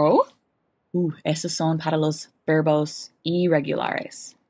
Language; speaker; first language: Spanish; non-native, learner; English